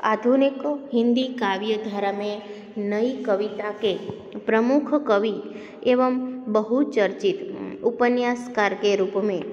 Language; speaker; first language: Hindi; non-native, local second language; Gujarati